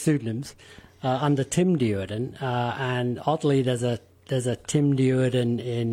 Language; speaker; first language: English; native; English